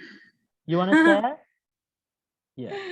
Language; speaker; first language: English; non-native, fluent; Indonesian